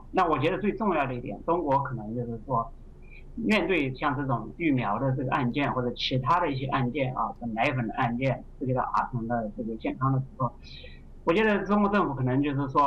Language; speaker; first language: Chinese; native; Chinese